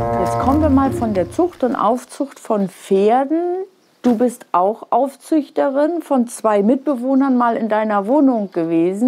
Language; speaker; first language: German; native; German